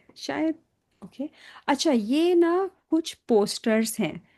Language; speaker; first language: Hindi; native; Hindi